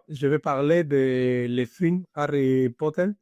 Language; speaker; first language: French; non-native, learner; Spanish